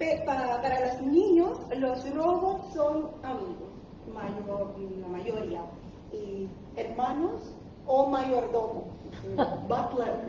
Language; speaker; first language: Spanish; non-native, learner; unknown